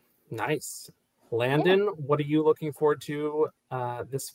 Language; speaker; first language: English; native; English